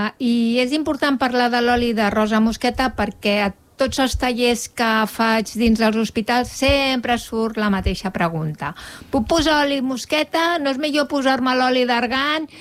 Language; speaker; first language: Catalan; non-native, local second language; Spanish